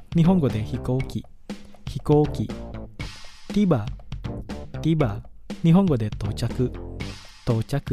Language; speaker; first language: Japanese; non-native, fluent; Indonesian